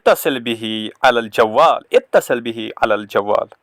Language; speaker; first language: Arabic; non-native, fluent; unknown